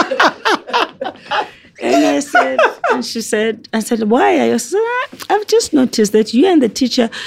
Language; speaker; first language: English; non-native, local second language; Zulu